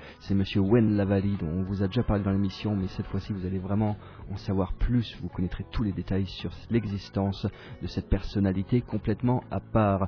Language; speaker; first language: French; native; French